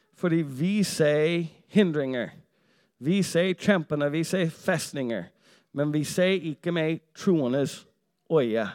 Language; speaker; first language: Norwegian; non-native, fluent; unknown